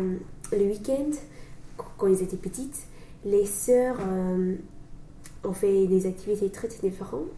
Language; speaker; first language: French; non-native, learner; English